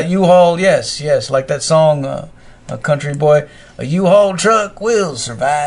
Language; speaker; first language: English; native; English